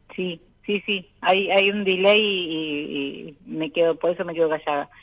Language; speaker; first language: Spanish; native; Spanish